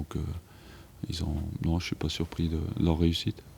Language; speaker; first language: French; native; French